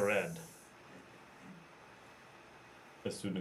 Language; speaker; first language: Spanish; non-native, learner; English